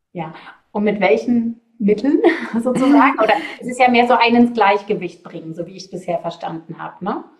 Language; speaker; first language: German; native; German